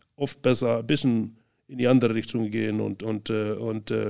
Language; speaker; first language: German; non-native, fluent; Icelandic